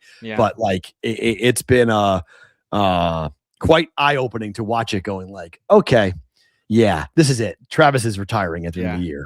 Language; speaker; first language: English; native; English